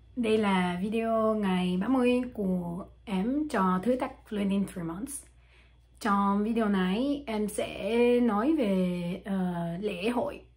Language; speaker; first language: Vietnamese; non-native, learner; French